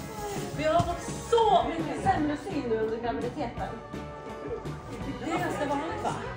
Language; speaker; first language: Swedish; early bilingual, other home language; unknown